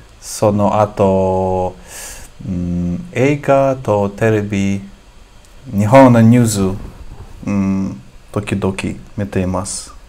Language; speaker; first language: Japanese; non-native, learner; Russian